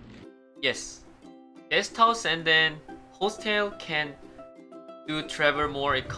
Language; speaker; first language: English; non-native, learner; Korean